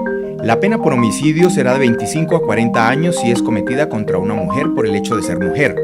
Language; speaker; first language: Spanish; native; Spanish